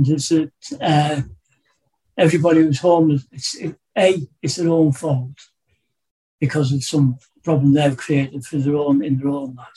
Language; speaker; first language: English; native; English